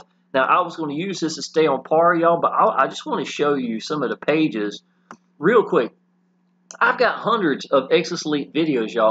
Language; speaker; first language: English; native; English